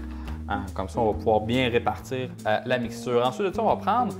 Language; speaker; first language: French; native; French